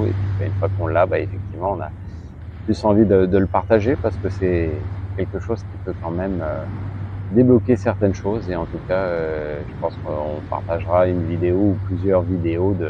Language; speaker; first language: French; native; French